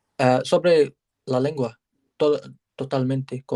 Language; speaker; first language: Spanish; non-native, learner; English